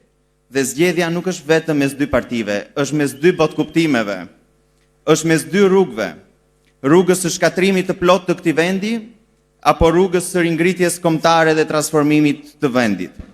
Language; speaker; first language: Albanian; native; Albanian